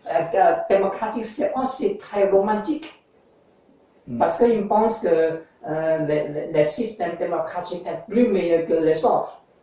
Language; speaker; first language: French; non-native, learner; English